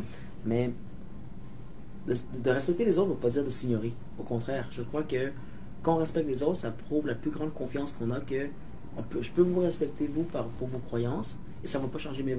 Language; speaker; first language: French; native; French